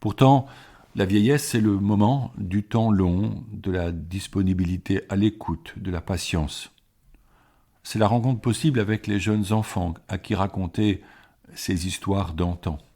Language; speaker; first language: French; native; French